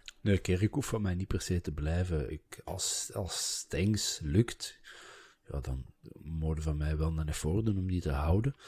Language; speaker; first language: Dutch; native; Dutch